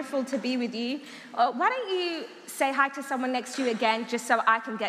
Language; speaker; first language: English; early bilingual, other home language; Armenian